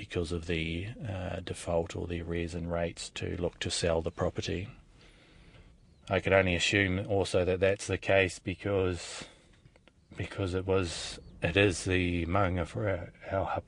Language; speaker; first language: English; native; English